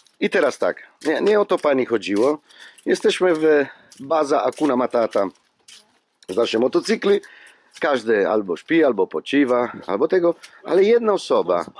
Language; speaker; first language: Polish; non-native, learner; Italian